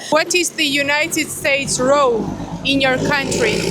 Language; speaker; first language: English; non-native, learner; Georgian